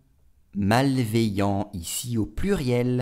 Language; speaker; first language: French; native; French